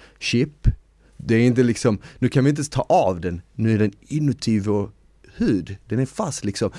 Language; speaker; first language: Swedish; early bilingual, other home language; Bosnian